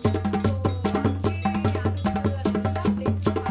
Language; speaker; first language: Tamil; non-native, learner; Telugu